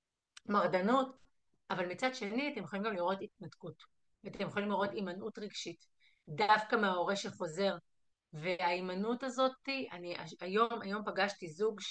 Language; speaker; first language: Hebrew; native; Hebrew